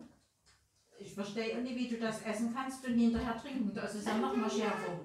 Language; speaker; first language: German; native; German